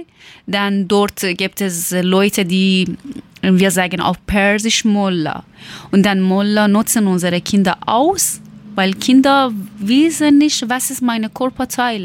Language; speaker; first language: German; non-native, learner; Persian